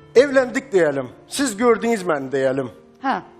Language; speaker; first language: Turkish; non-native, learner; Turkmen